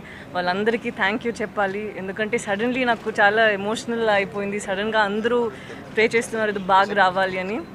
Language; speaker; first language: Telugu; non-native, fluent; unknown